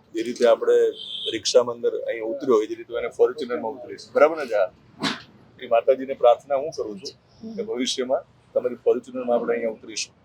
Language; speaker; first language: Gujarati; native; Gujarati